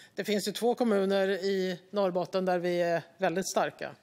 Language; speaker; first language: Swedish; native; Swedish